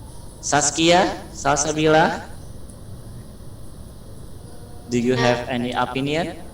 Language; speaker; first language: English; non-native, learner; Indonesian